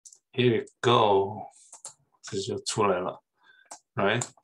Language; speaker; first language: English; non-native, fluent; Chinese